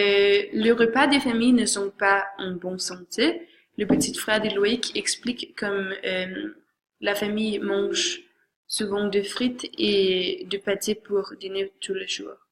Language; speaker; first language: French; non-native, learner; Swedish